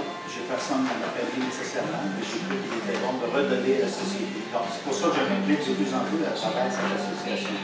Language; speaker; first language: French; native; French